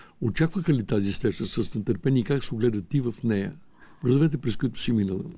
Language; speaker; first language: Bulgarian; native; Bulgarian